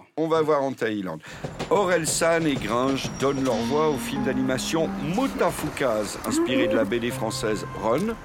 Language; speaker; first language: French; native; French